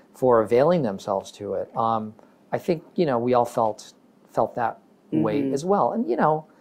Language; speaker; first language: English; native; English